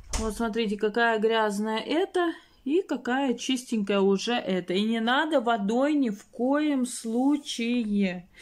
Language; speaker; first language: Russian; native; Russian